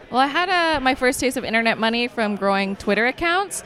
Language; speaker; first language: English; native; English